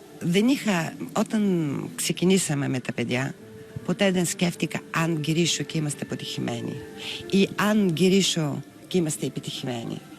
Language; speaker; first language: Greek; non-native, fluent; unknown